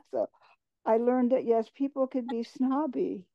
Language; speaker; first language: English; native; English